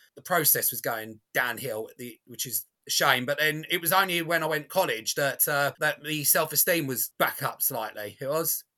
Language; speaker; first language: English; native; English